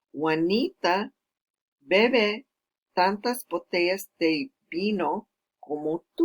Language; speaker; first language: Spanish; non-native, fluent; English